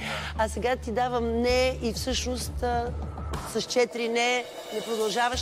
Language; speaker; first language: Bulgarian; native; Bulgarian